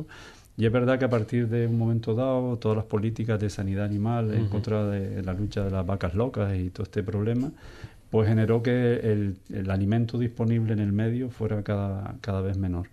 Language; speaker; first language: Spanish; native; Spanish